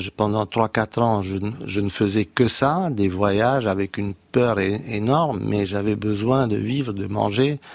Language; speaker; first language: French; non-native, fluent; Romanian